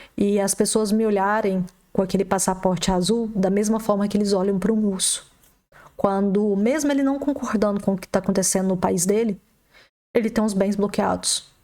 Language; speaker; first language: Portuguese; native; Portuguese